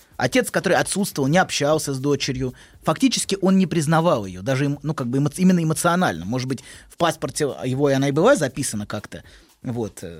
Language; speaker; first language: Russian; native; Russian